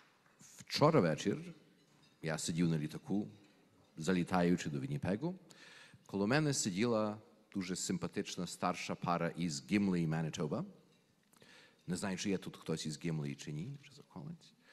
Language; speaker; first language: Ukrainian; early bilingual, heritage; Ukrainian